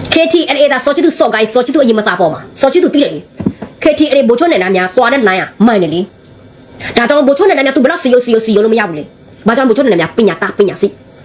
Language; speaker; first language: Burmese; non-native, local second language; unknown